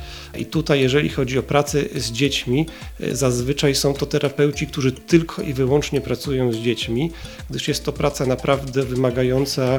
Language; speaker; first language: Polish; native; Polish